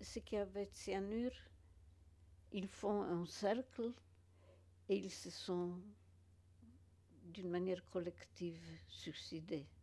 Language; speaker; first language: French; non-native, fluent; Polish